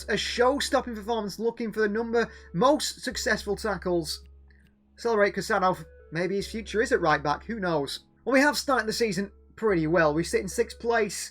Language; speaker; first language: English; native; English